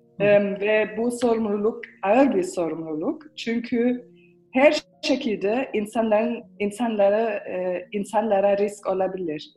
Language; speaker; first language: Turkish; early bilingual, heritage; Turkish